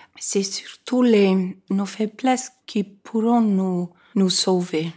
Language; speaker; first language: French; non-native, fluent; Icelandic